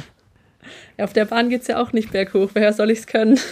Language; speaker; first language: German; native; German